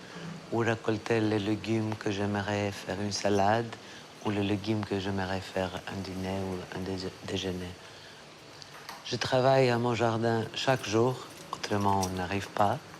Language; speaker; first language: French; non-native, fluent; Greek